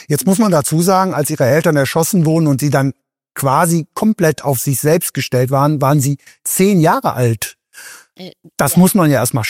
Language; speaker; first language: German; native; German